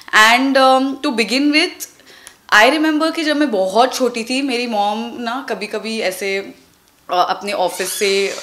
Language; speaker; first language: Hindi; non-native, local second language; Tulu